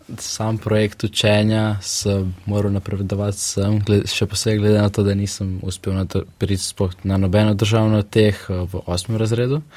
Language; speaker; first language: Slovenian; early bilingual, other home language; Russian